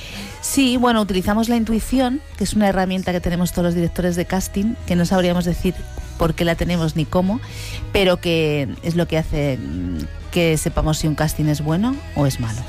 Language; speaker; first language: Spanish; native; Spanish